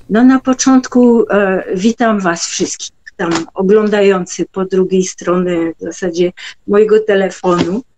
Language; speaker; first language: Polish; non-native, fluent; French